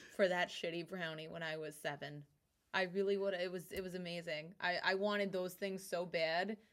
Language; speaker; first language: English; early bilingual, other home language; Italian